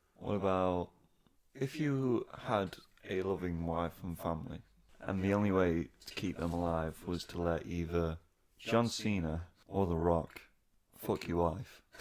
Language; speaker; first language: English; native; English